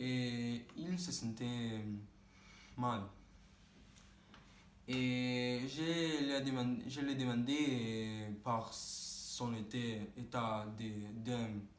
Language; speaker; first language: French; non-native, learner; Spanish